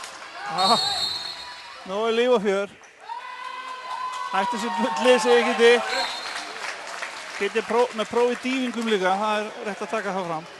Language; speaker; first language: Icelandic; native; Icelandic